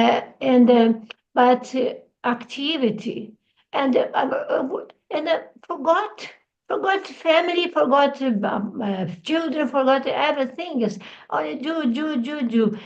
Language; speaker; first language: English; non-native, learner; Portuguese